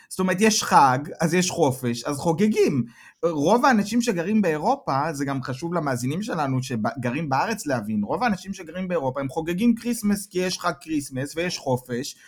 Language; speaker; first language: Hebrew; native; Hebrew